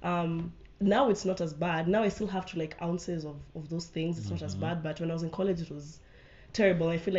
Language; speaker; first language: English; non-native, local second language; Swahili